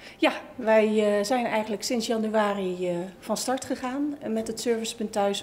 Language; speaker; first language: Dutch; native; Dutch